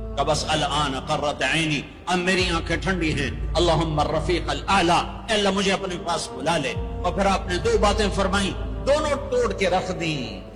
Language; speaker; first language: Urdu; non-native, local second language; Punjabi